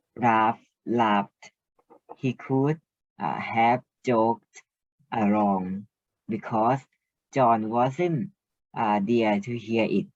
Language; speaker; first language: English; non-native, learner; Thai